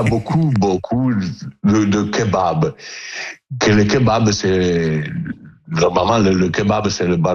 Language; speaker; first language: French; non-native, learner; Italian